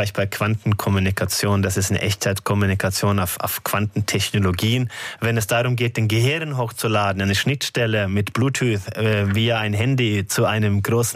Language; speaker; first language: German; non-native, fluent; Norwegian